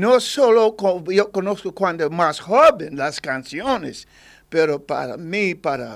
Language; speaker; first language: Spanish; non-native, learner; English